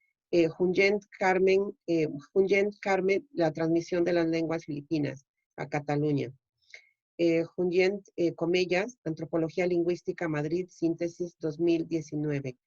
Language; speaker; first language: Spanish; native; Spanish